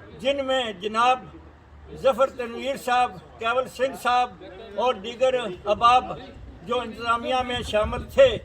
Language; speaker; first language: Urdu; non-native, local second language; Punjabi